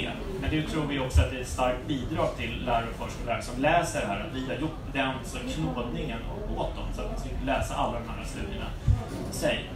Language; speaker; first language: Swedish; native; Swedish